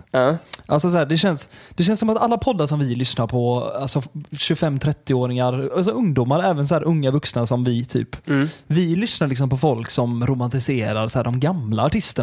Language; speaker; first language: Swedish; native; Swedish